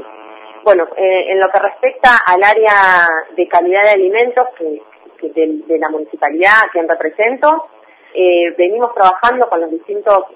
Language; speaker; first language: Spanish; native; Spanish